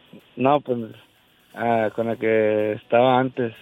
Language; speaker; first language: Spanish; native; Spanish